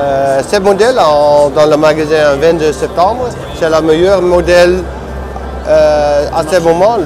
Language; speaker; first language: French; non-native, learner; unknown